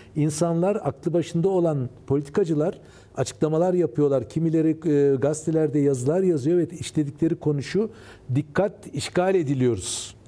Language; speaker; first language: Turkish; native; Turkish